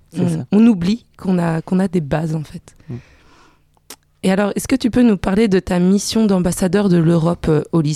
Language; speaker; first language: French; native; French